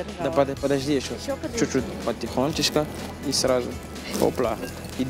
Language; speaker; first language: Russian; non-native, learner; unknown